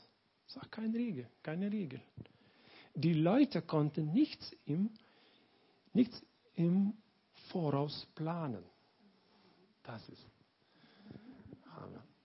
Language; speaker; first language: German; non-native, learner; Lithuanian